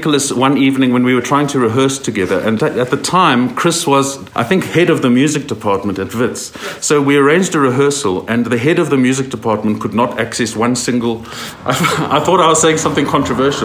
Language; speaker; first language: English; native; English